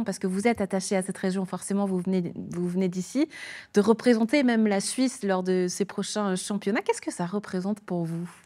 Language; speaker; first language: French; native; French